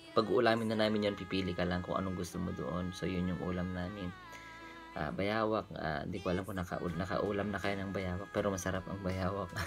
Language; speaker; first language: Filipino; non-native, local second language; Iloko